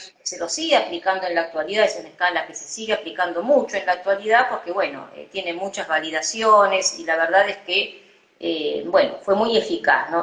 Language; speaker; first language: Spanish; native; Spanish